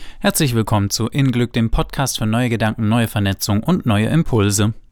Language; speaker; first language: German; native; German